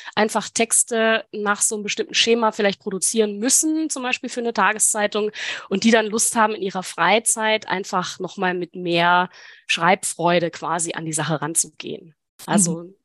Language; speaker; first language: German; native; German